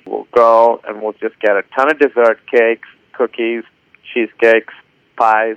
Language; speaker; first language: English; non-native, local second language; Urdu